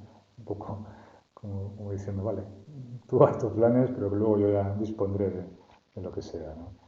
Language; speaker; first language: Spanish; native; Spanish